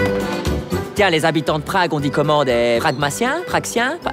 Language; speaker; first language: French; native; French